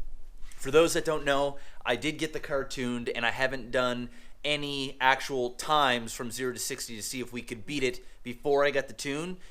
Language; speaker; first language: English; native; English